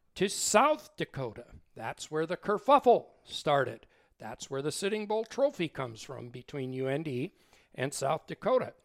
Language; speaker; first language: English; native; English